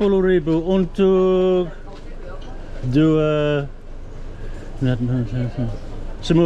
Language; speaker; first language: Indonesian; non-native, learner; English